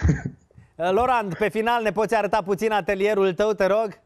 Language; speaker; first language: Romanian; native; Romanian